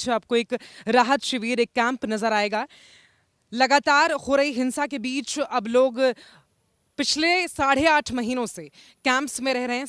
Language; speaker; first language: Hindi; native; Hindi